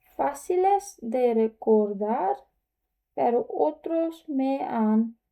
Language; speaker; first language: Spanish; non-native, learner; English